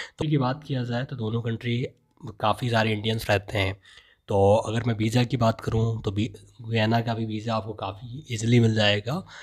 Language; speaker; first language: Hindi; native; Hindi